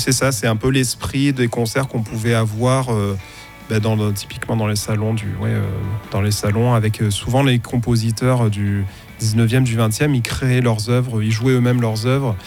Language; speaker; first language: French; native; French